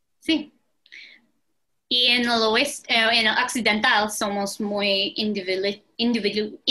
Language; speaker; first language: Spanish; non-native, fluent; English